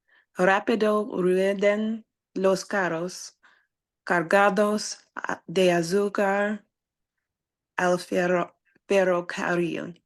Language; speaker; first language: Spanish; non-native, learner; English